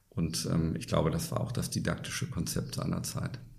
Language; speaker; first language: German; native; German